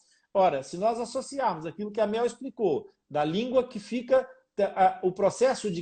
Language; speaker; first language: Portuguese; native; Portuguese